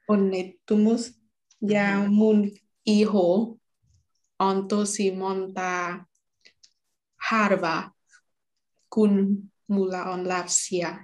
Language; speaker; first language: Finnish; non-native, learner; Vietnamese